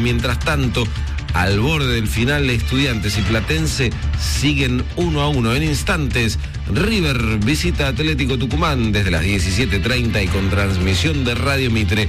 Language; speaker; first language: Spanish; native; Spanish